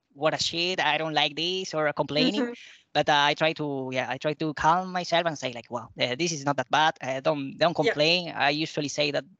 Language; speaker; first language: English; non-native, fluent; Spanish